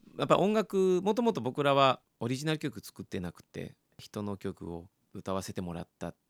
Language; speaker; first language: Japanese; early bilingual, other home language; Spanish